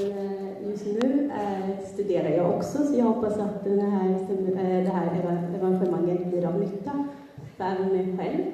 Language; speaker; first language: Swedish; early bilingual, other home language; Somali